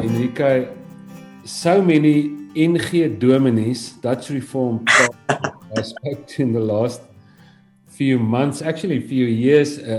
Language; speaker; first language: English; non-native, local second language; Afrikaans